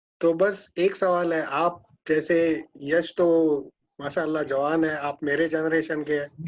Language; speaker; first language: Hindi; non-native, local second language; Marathi